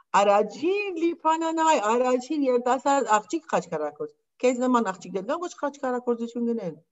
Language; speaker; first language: Armenian; early bilingual, heritage; Armenian